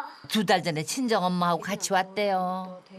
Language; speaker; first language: Korean; native; Korean